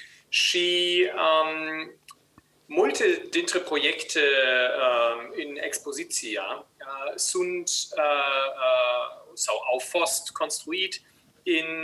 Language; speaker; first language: Romanian; non-native, learner; German